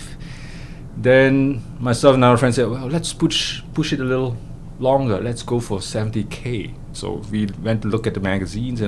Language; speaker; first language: English; non-native, local second language; Cantonese